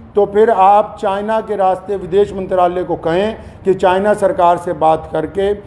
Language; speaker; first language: Hindi; native; Hindi